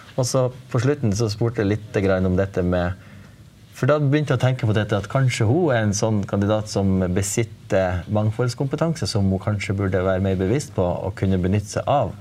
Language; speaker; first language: Norwegian; native; Norwegian